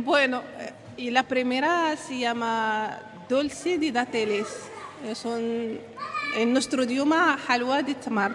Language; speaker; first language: Spanish; non-native, learner; Arabic